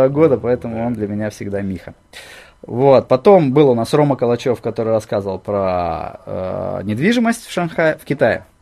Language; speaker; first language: Russian; native; Russian